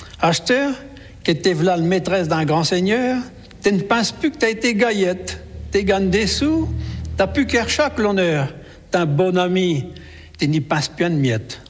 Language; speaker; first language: French; native; French